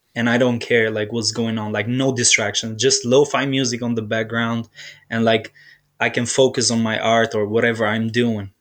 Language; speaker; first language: English; native; English